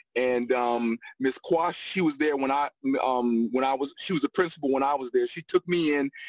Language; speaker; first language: English; native; English